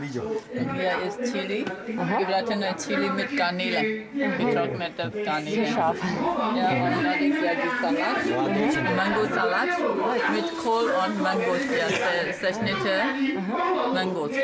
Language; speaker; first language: German; non-native, learner; Burmese